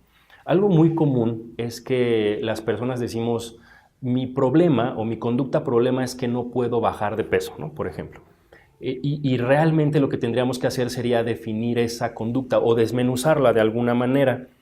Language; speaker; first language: Spanish; native; Spanish